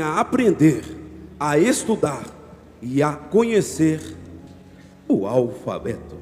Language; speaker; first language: Portuguese; native; Portuguese